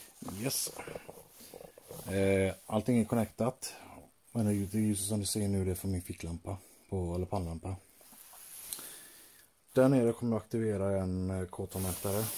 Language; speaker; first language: Swedish; native; Swedish